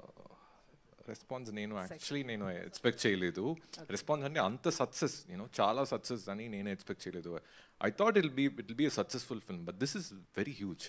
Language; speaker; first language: Telugu; non-native, learner; Tamil